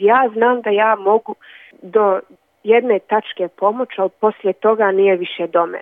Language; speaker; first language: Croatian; early bilingual, other home language; Bosnian